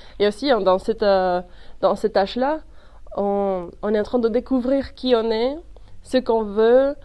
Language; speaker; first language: French; non-native, fluent; Spanish